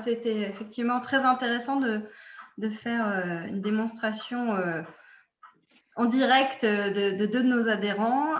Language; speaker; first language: French; native; French